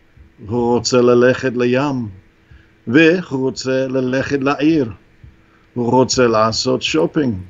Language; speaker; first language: Hebrew; non-native, fluent; English